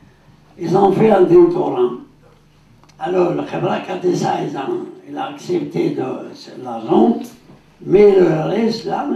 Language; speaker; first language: French; non-native, learner; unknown